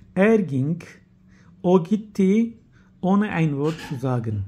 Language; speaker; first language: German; non-native, fluent; Turkish